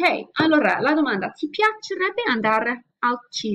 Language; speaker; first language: Italian; non-native, fluent; English